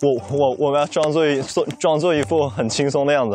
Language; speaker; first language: Chinese; native; Chinese